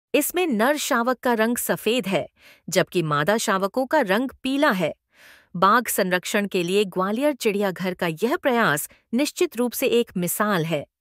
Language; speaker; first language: Hindi; native; Hindi